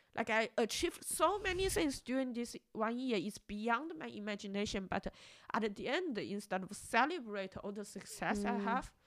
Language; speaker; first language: English; non-native, fluent; Chinese